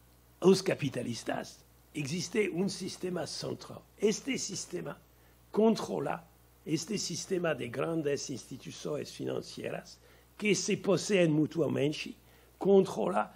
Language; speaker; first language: Portuguese; non-native, learner; French